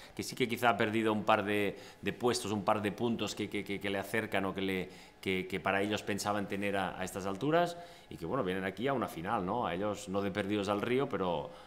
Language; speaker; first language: Spanish; non-native, local second language; Catalan